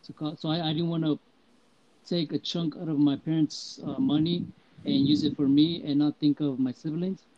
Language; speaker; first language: English; early bilingual, heritage; Spanish